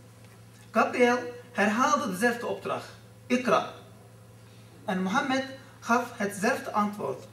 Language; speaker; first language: Dutch; non-native, fluent; Turkish